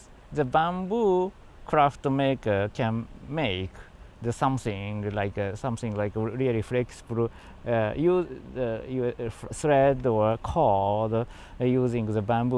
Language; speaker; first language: English; non-native, learner; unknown